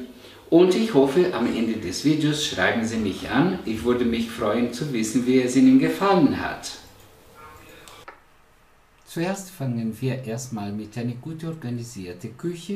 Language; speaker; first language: German; non-native, fluent; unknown